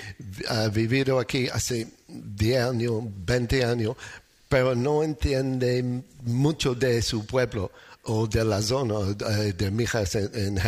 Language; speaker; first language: Spanish; non-native, learner; English